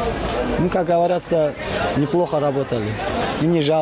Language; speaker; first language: Russian; non-native, learner; Tajik